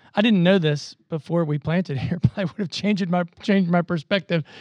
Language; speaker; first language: English; native; English